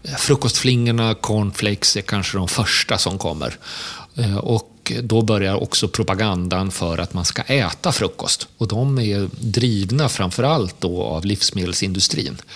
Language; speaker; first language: Swedish; native; Swedish